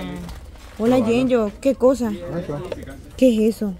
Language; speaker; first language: Spanish; native; Spanish